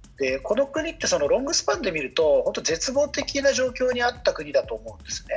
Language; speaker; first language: Japanese; native; Japanese